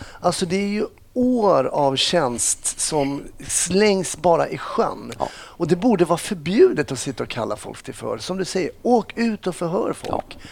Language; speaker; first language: Swedish; native; Swedish